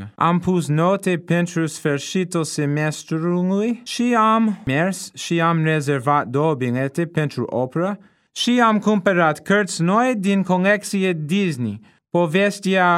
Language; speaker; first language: Romanian; non-native, fluent; English